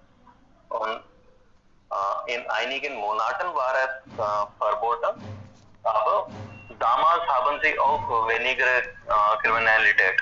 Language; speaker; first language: German; non-native, fluent; Hindi